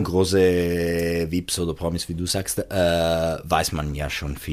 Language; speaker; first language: German; non-native, local second language; Italian